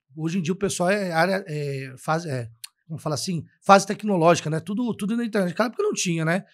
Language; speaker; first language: Portuguese; native; Portuguese